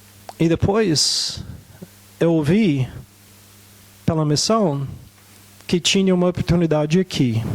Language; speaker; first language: Portuguese; non-native, fluent; English